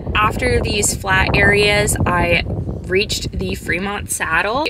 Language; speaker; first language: English; native; English